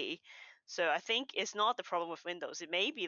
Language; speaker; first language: English; non-native, local second language; Cantonese